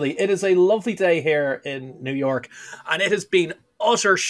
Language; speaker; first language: English; native; English